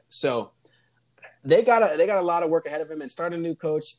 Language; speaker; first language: English; native; English